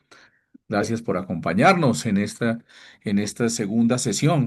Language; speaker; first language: Spanish; native; Spanish